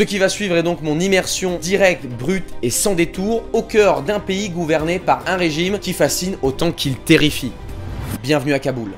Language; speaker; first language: French; native; French